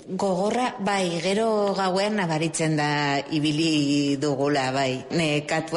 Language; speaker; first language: Basque; non-native, local second language; Spanish